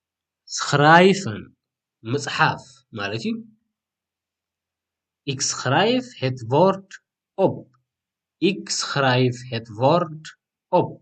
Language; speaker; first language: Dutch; non-native, learner; Tigrinya